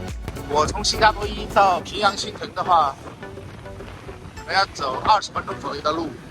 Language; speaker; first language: Chinese; native; Chinese